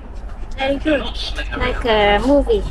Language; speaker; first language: English; non-native, learner; Vietnamese